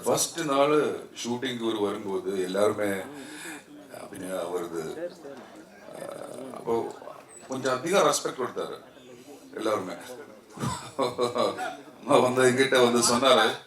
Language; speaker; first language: Tamil; non-native, learner; Malayalam